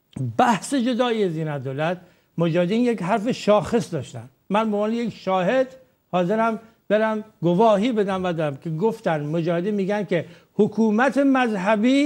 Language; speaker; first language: Persian; native; Persian